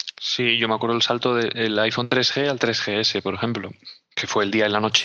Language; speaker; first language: Spanish; native; Spanish